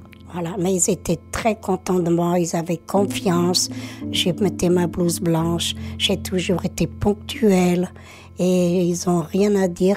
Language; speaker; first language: French; early bilingual, other home language; Portuguese